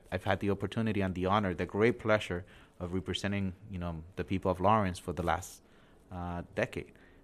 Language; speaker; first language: English; non-native, fluent; Spanish